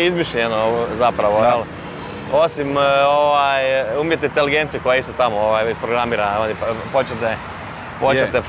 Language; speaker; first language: Serbian; native; Serbian